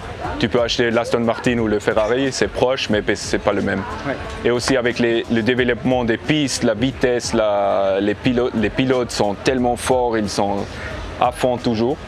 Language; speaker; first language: French; non-native, learner; English